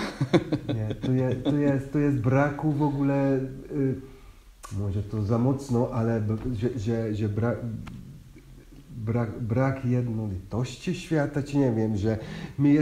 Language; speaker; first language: Polish; non-native, fluent; Hungarian